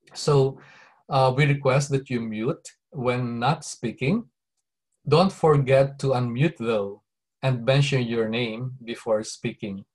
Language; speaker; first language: English; non-native, local second language; Bikol